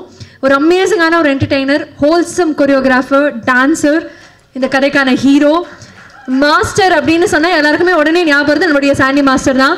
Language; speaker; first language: Tamil; native; Tamil